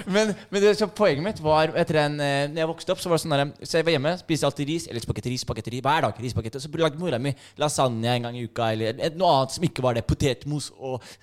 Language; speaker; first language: Norwegian; native; Norwegian